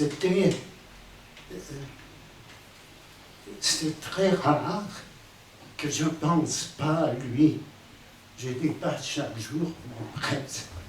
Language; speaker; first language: French; non-native, fluent; Spanish